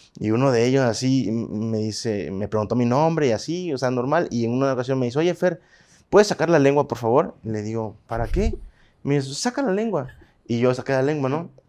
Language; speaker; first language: Spanish; native; Spanish